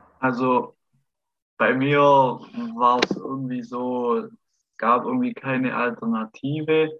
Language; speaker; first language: German; native; German